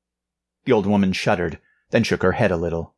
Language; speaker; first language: English; native; English